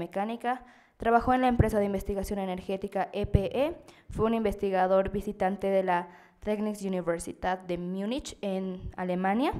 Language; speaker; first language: Spanish; native; Spanish